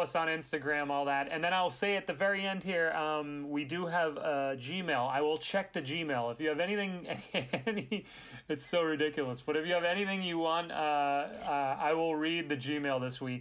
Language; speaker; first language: English; native; English